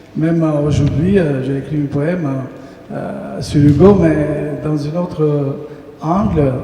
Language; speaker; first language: French; non-native, fluent; Albanian